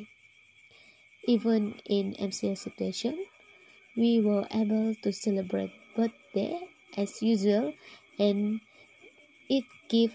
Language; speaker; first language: English; non-native, local second language; Malay